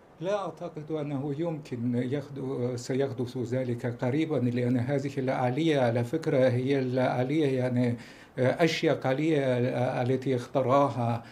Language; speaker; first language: Arabic; non-native, fluent; Russian